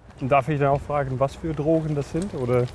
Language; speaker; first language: German; non-native, fluent; English